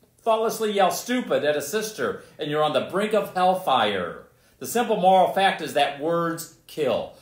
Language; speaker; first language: English; native; English